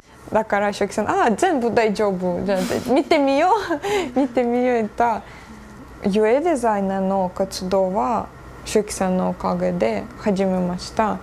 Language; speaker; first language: Japanese; non-native, learner; Ukrainian